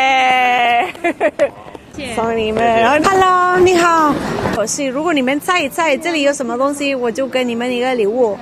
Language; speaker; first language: Chinese; non-native, learner; Spanish